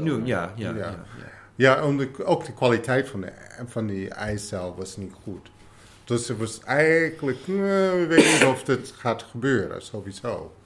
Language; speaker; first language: Dutch; non-native, fluent; English